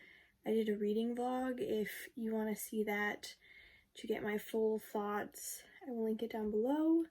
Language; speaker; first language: English; native; English